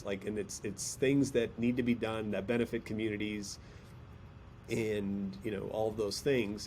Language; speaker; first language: English; native; English